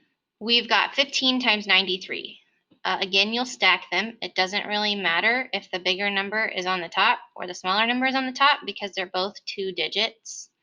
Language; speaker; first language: English; native; English